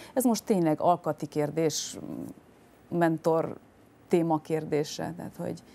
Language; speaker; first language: Hungarian; native; Hungarian